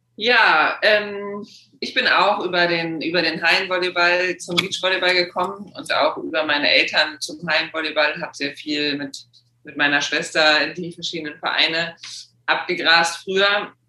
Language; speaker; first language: German; native; German